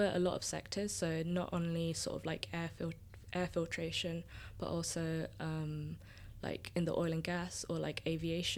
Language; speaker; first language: English; native; English